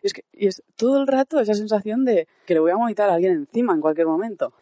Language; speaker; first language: Spanish; native; Spanish